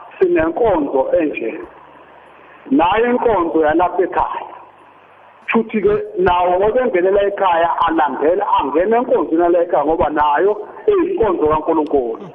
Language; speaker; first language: Zulu; native; Zulu